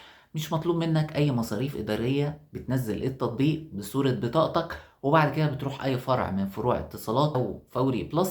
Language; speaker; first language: Arabic; native; Arabic